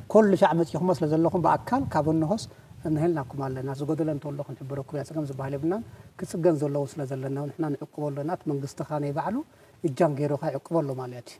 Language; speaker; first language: Tigrinya; non-native, local second language; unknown